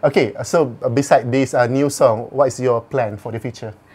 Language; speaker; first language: English; non-native, local second language; Malay